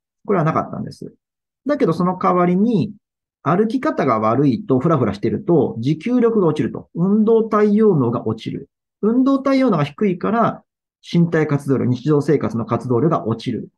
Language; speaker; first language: Japanese; native; Japanese